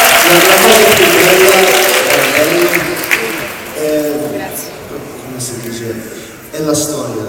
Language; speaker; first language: Italian; non-native, learner; English